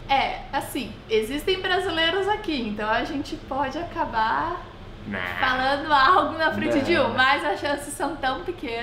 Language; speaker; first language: Portuguese; native; Portuguese